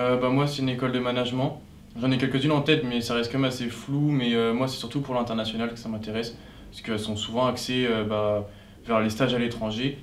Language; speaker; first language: French; native; French